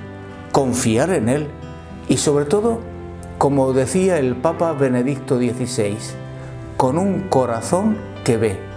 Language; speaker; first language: Spanish; native; Spanish